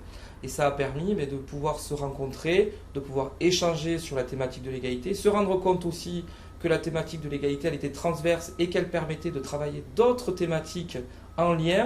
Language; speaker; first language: French; native; French